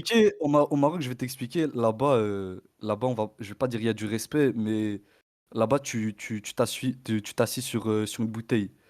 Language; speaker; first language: French; early bilingual, other home language; Arabic